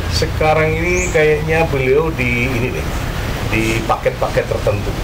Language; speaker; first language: Indonesian; non-native, local second language; Javanese